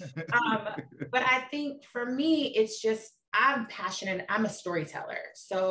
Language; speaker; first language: English; native; English